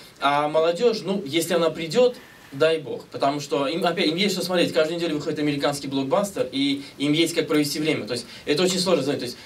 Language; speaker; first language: Russian; native; Russian